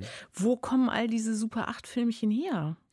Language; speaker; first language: German; native; German